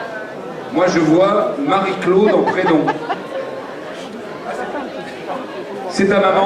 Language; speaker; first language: French; native; French